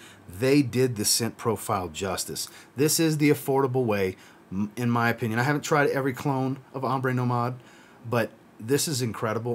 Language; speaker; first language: English; native; English